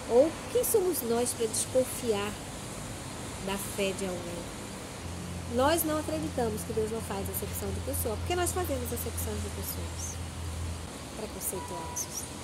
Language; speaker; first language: Portuguese; native; Portuguese